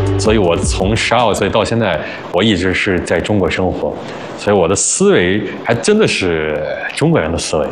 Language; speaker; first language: Chinese; early bilingual, other home language; Arabic